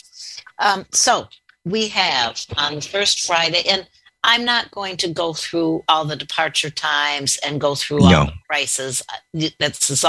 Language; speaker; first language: English; native; English